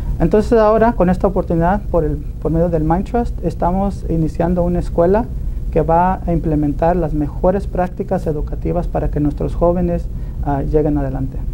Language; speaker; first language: Spanish; early bilingual, heritage; Spanish